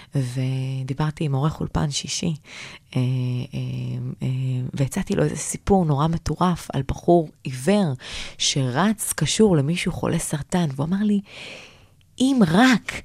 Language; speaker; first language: Hebrew; native; Hebrew